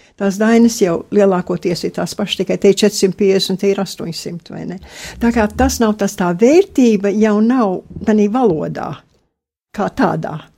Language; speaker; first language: Latvian; early bilingual, heritage; Latvian